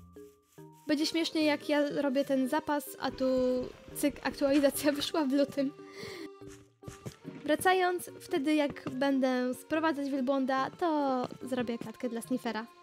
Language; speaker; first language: Polish; native; Polish